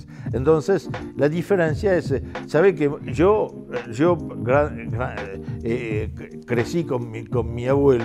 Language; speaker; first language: Spanish; non-native, fluent; French